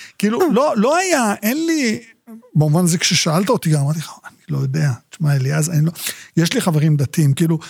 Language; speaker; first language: Hebrew; native; Hebrew